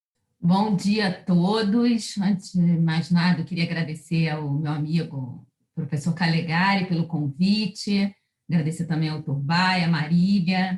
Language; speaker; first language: Portuguese; native; Portuguese